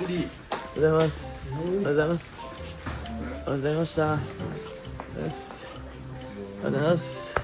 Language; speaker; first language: Japanese; non-native, fluent; Filipino